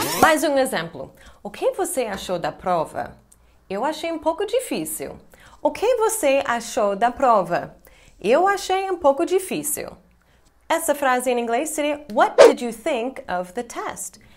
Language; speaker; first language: Portuguese; non-native, fluent; English